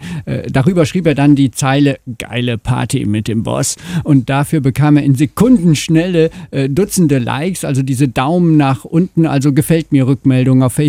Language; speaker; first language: German; native; German